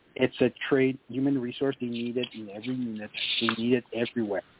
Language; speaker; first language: English; non-native, fluent; French